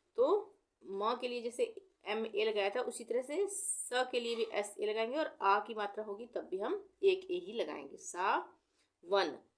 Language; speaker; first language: Hindi; native; Hindi